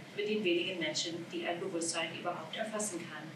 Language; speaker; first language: German; non-native, fluent; English